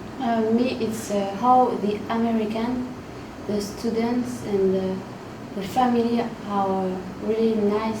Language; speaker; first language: English; non-native, learner; French